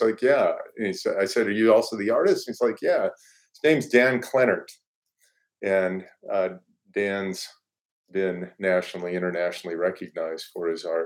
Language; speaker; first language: English; native; English